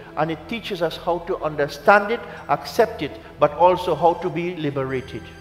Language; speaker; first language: English; native; English